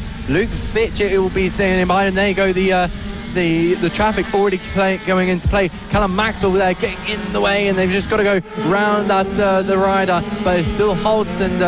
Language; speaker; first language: English; native; English